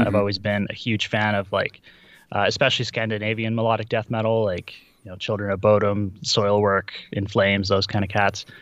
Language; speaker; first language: English; early bilingual, other home language; Russian